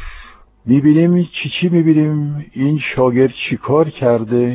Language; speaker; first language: Persian; non-native, fluent; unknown